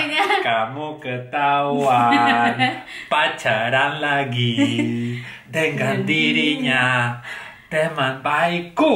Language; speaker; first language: Indonesian; non-native, learner; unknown